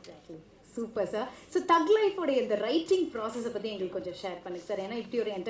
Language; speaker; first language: Tamil; native; Tamil